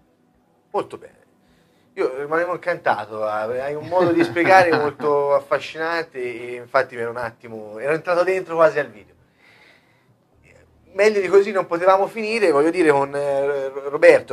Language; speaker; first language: Italian; native; Italian